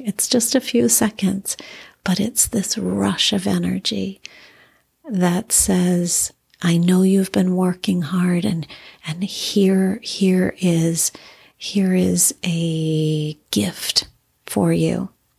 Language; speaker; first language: English; native; English